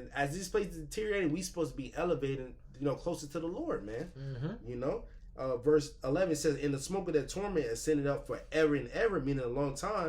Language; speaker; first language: English; native; English